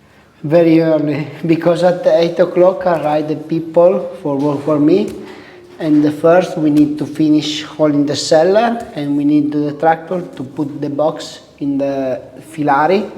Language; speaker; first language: English; non-native, learner; Italian